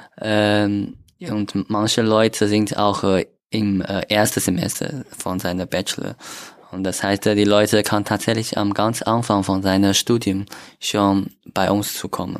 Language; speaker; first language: German; non-native, learner; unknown